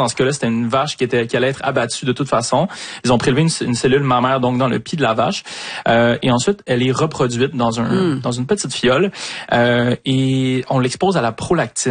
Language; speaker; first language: French; native; French